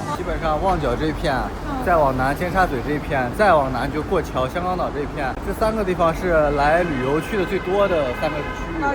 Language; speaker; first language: Chinese; native; Chinese